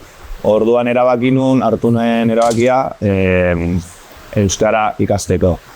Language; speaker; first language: Basque; non-native, local second language; Spanish